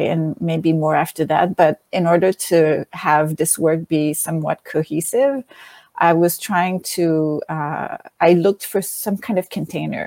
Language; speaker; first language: English; non-native, fluent; French